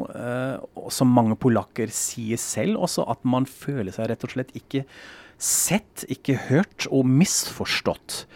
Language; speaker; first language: Norwegian; non-native, fluent; German